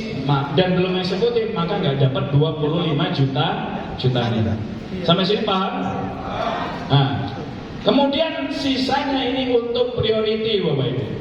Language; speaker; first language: Indonesian; native; Indonesian